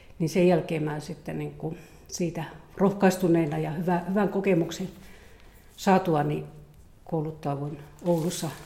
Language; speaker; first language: Finnish; native; Finnish